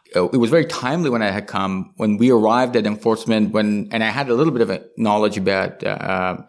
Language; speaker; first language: English; non-native, fluent; Persian